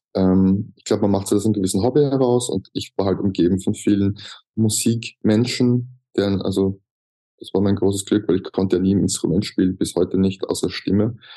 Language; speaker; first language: German; native; German